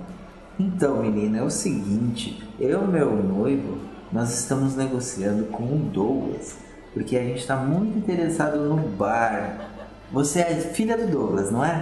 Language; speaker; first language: Portuguese; native; Portuguese